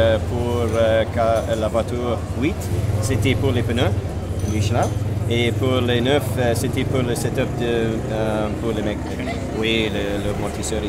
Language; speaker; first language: French; non-native, learner; English